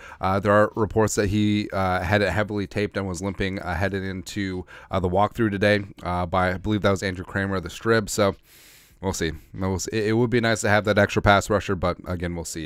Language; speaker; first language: English; native; English